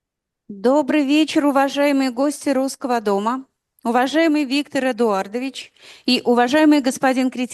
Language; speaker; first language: Russian; native; Russian